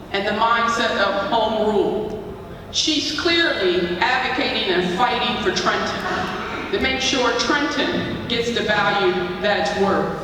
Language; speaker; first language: English; native; English